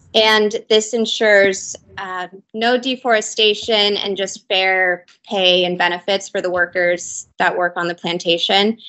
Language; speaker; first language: English; native; English